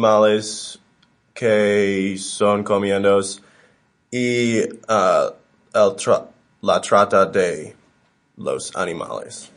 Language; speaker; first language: Spanish; non-native, learner; English